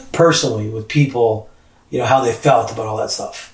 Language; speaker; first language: English; non-native, fluent; Portuguese